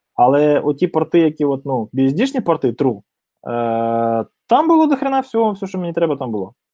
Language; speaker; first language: Ukrainian; native; Ukrainian